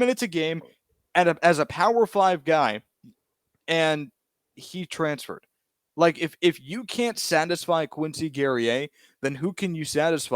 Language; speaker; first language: English; native; English